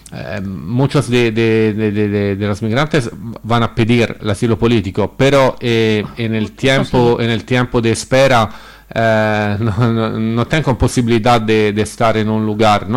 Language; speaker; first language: Spanish; non-native, learner; Italian